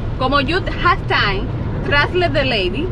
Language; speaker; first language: English; non-native, learner; Spanish